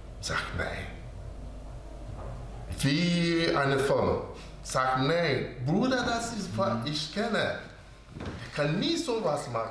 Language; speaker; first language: German; non-native, learner; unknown